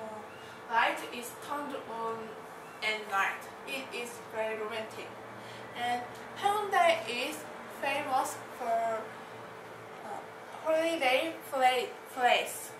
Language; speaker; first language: English; non-native, learner; Korean